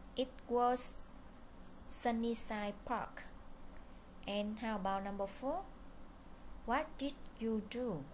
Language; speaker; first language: English; non-native, fluent; Vietnamese